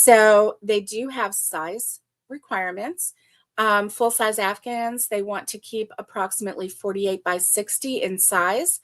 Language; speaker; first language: English; native; English